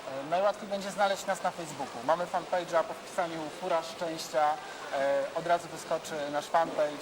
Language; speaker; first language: Polish; native; Polish